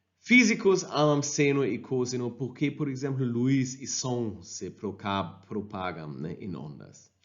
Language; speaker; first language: Portuguese; non-native, fluent; German